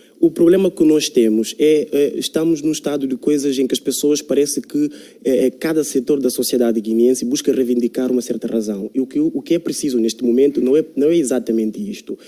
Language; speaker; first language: Portuguese; non-native, local second language; Upper Guinea Crioulo